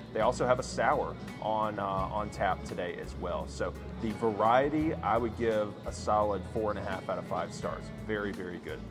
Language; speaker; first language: English; native; English